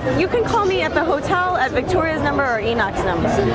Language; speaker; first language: English; early bilingual, other home language; Chinese